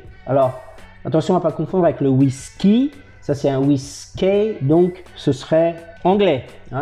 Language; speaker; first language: French; native; French